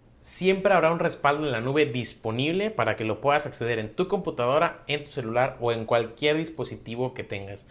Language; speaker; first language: Spanish; native; Spanish